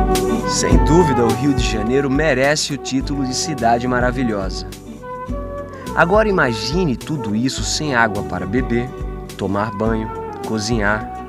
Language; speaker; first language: Portuguese; native; Portuguese